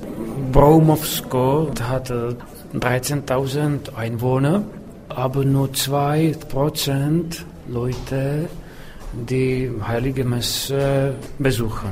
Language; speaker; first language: German; non-native, fluent; Czech